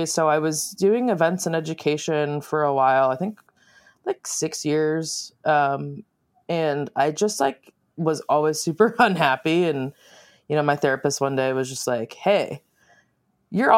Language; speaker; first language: English; native; English